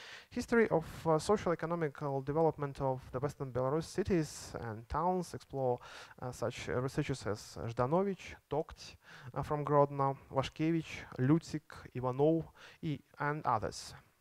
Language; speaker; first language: English; non-native, fluent; Belarusian